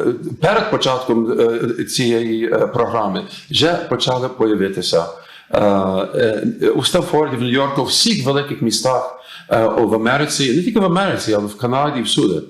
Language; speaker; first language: Ukrainian; early bilingual, heritage; English